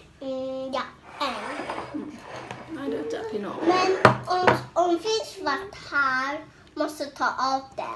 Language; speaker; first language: Swedish; early bilingual, other home language; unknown